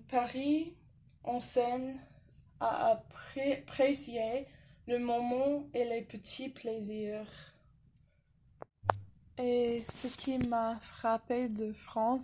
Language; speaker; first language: French; non-native, fluent; English